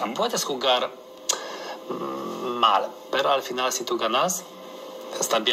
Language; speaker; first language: Spanish; non-native, learner; Polish